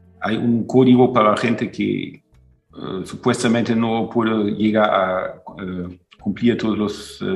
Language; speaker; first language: Spanish; non-native, fluent; German